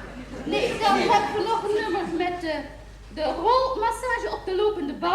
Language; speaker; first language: Dutch; native; Dutch